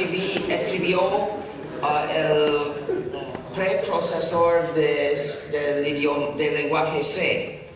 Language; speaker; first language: Spanish; non-native, fluent; English